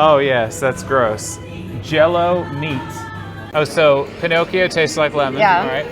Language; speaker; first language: English; native; English